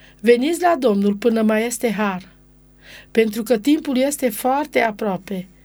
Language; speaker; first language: Romanian; non-native, local second language; Romany